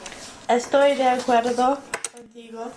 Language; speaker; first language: Spanish; non-native, learner; English